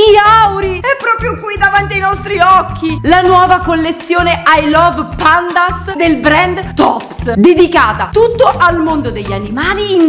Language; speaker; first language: Italian; native; Italian